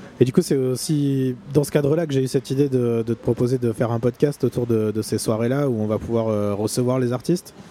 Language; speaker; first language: French; native; French